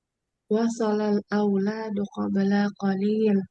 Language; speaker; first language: Arabic; non-native, learner; Indonesian